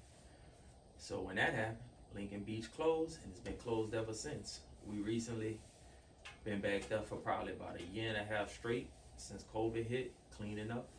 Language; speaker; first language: English; native; English